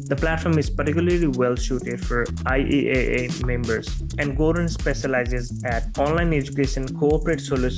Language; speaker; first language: English; non-native, fluent; Nepali